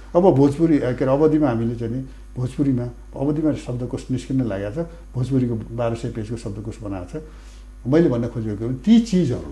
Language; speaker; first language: Nepali; native; Nepali